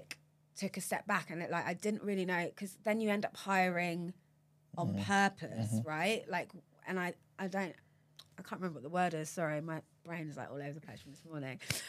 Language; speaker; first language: English; native; English